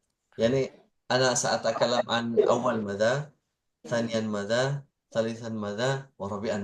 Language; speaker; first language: Arabic; non-native, fluent; Indonesian